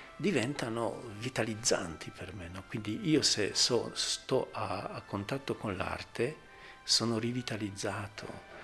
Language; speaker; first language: Italian; non-native, fluent; Polish